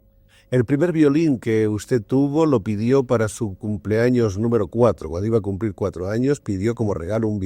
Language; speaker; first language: Spanish; native; Spanish